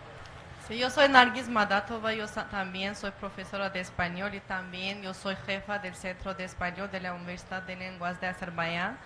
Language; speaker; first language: Spanish; non-native, fluent; Azerbaijani